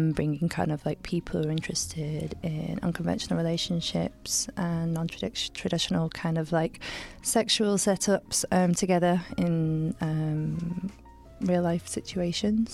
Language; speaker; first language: English; native; English